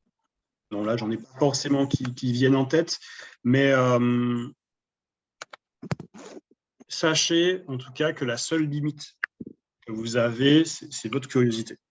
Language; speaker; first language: French; native; French